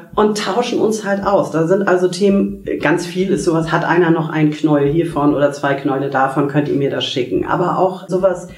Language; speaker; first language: German; native; German